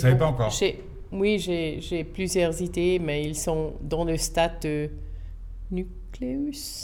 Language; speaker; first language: French; non-native, local second language; German